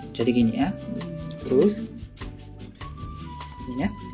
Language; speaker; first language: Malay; non-native, learner; Japanese